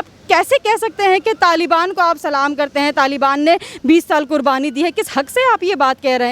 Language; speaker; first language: Hindi; native; Hindi